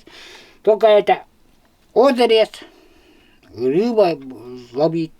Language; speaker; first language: Russian; non-native, local second language; Yakut